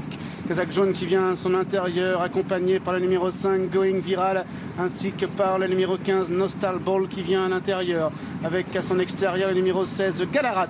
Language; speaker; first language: French; native; French